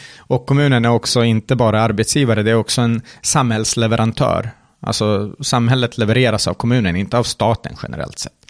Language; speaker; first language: Swedish; early bilingual, other home language; Serbian